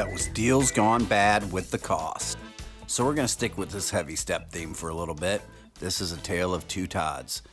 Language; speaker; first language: English; native; English